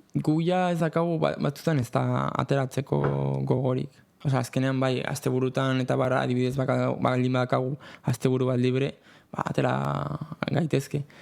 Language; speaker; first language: Basque; native; Basque